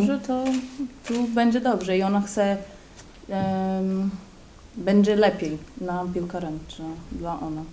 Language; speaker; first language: Polish; non-native, learner; Portuguese